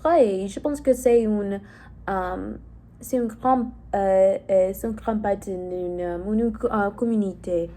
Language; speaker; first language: French; non-native, learner; English